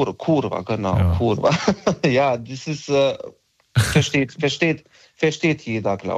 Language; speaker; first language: German; non-native, local second language; Bosnian